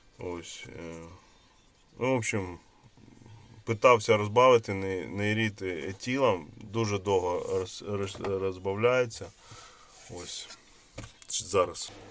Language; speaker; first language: Ukrainian; non-native, local second language; Russian